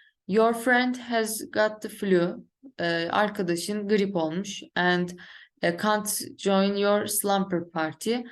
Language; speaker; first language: English; non-native, fluent; Turkish